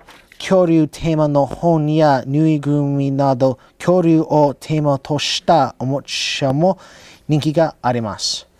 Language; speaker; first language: Japanese; non-native, learner; English